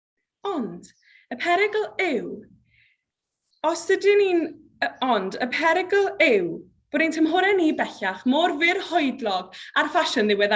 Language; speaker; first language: Welsh; native; Welsh